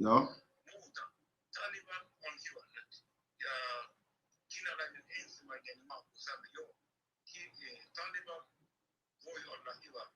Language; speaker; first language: Finnish; non-native, learner; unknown